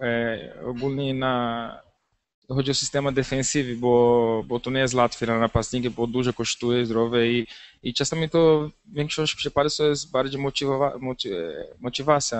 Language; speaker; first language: Polish; non-native, learner; Portuguese